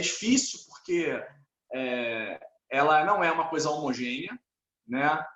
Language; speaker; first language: Portuguese; native; Portuguese